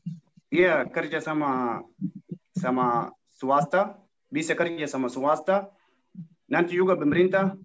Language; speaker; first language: Indonesian; non-native, learner; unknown